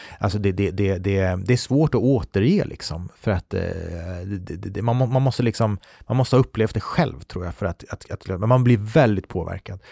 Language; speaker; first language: Swedish; native; Swedish